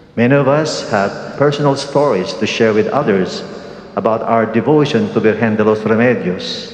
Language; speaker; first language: English; non-native, local second language; Pampanga